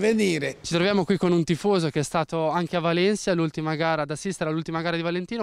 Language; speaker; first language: Italian; native; Italian